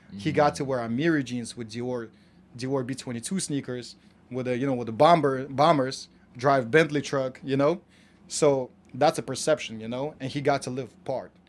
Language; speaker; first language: English; non-native, fluent; Kazakh